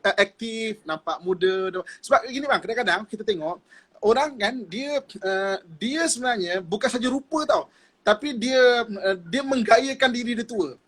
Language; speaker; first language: Malay; native; Malay